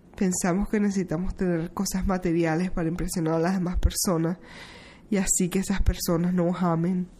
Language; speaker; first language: Spanish; early bilingual, heritage; Spanish